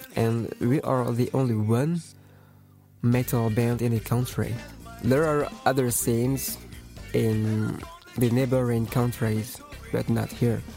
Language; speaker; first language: English; non-native, fluent; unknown